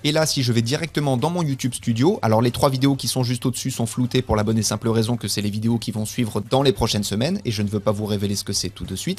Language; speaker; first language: French; native; French